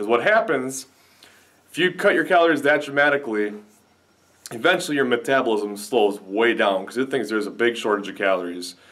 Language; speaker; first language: English; native; English